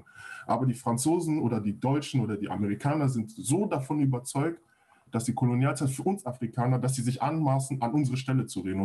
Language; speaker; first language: German; non-native, fluent; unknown